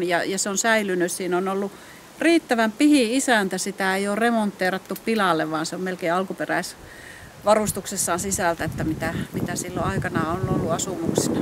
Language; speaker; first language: Finnish; native; Finnish